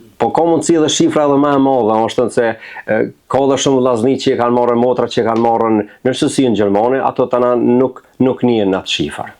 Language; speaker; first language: Albanian; native; Albanian